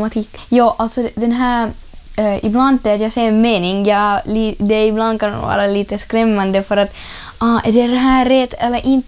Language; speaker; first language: Swedish; non-native, fluent; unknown